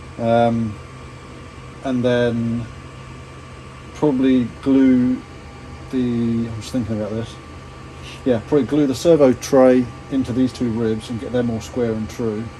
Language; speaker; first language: English; native; English